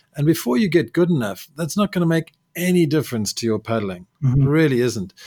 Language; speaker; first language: English; native; English